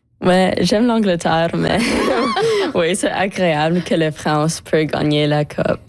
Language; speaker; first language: French; non-native, local second language; English